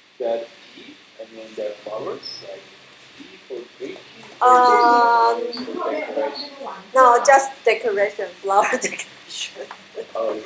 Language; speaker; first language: English; non-native, learner; Chinese